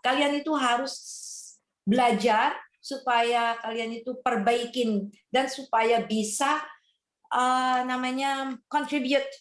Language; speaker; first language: Indonesian; non-native, fluent; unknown